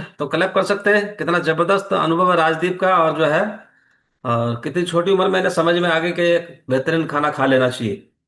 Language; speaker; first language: Hindi; native; Hindi